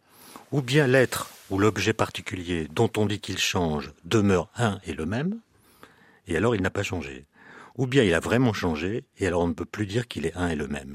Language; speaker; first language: French; native; French